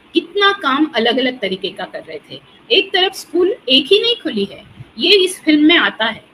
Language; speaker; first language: Hindi; non-native, local second language; Marathi